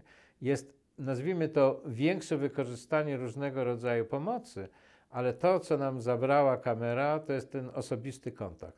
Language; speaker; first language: Polish; native; Polish